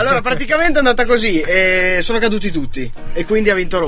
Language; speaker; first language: Italian; native; Italian